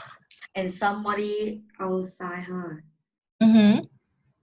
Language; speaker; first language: English; non-native, learner; Vietnamese